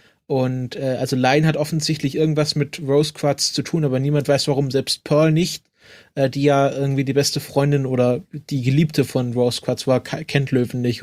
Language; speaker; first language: German; native; German